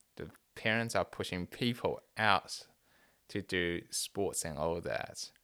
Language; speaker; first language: English; non-native, fluent; Chinese